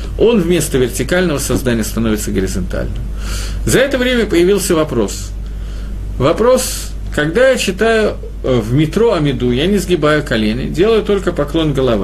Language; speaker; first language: Russian; native; Russian